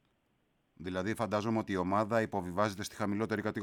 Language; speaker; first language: Greek; native; Greek